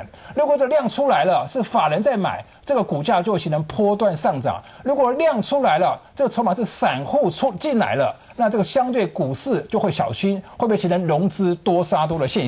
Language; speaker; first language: Chinese; native; Chinese